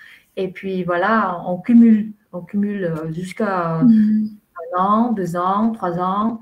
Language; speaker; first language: French; non-native, fluent; Vietnamese